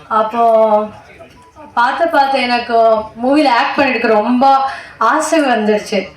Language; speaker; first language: Tamil; non-native, learner; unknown